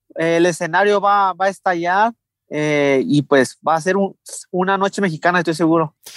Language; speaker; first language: Spanish; native; Spanish